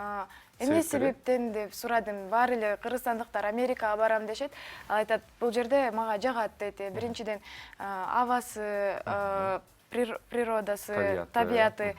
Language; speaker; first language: Kyrgyz; non-native, local second language; Uyghur